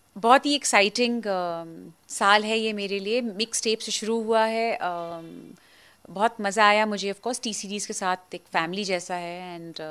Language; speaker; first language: Hindi; native; Hindi